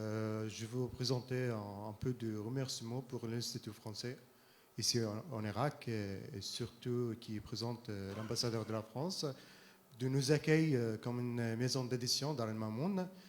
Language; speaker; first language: French; non-native, fluent; Arabic